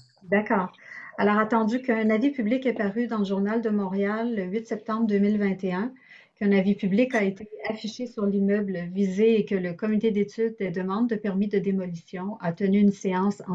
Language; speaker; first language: French; native; French